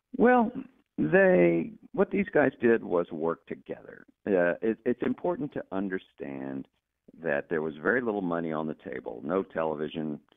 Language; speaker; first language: English; native; English